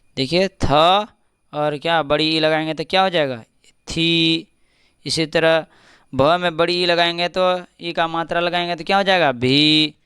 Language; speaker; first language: Hindi; native; Hindi